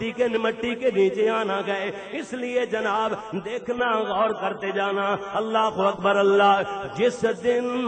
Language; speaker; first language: Urdu; non-native, local second language; Punjabi